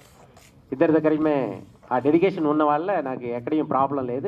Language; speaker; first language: Telugu; native; Telugu